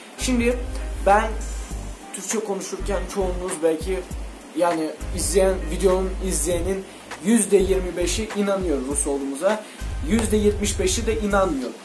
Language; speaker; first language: Turkish; non-native, fluent; Russian